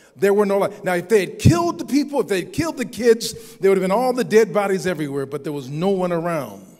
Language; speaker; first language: English; native; English